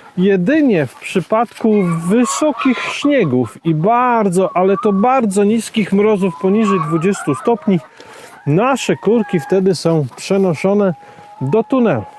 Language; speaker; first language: Polish; native; Polish